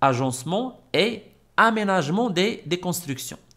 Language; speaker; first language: French; non-native, local second language; Arabic